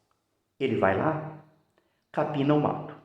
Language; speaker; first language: Portuguese; native; Portuguese